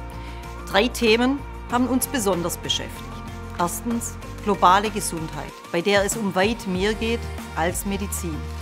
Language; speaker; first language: German; native; German